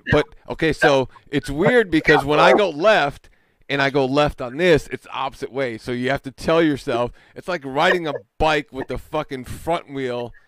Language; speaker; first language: English; native; English